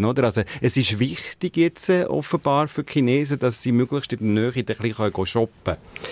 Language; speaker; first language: German; native; German